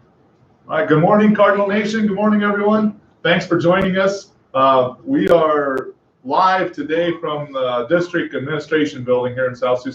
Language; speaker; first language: English; native; English